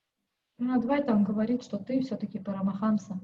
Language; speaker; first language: Russian; native; Russian